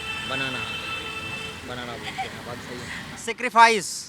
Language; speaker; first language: Hindi; native; Hindi